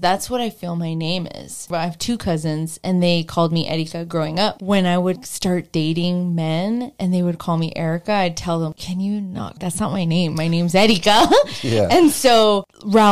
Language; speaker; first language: English; native; English